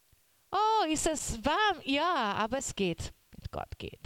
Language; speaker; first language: German; non-native, learner; Portuguese